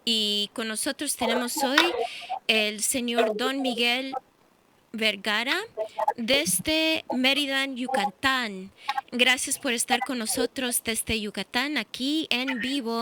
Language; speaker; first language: Spanish; early bilingual, heritage; English